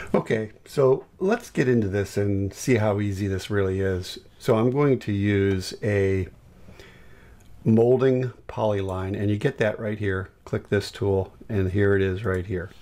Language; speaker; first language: English; native; English